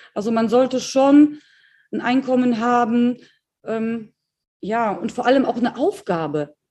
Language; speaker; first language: German; early bilingual, other home language; Polish